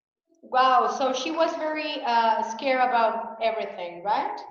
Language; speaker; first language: English; non-native, fluent; Spanish